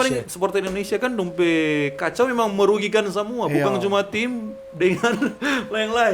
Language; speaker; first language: Indonesian; non-native, local second language; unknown